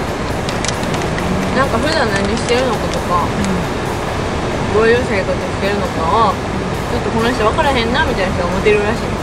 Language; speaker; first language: Japanese; native; Japanese